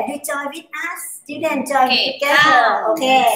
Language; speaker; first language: English; non-native, learner; Thai